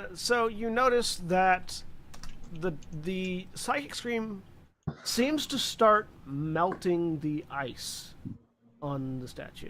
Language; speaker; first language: English; native; English